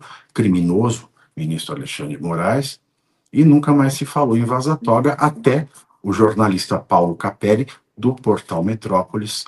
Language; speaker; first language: Portuguese; native; Portuguese